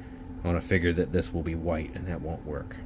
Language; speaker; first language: English; native; English